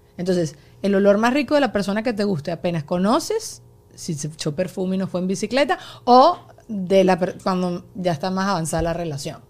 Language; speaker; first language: Spanish; native; Spanish